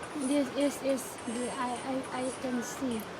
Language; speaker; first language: English; non-native, learner; Nepali